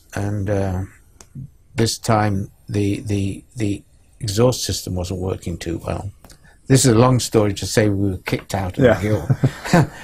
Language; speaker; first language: English; native; English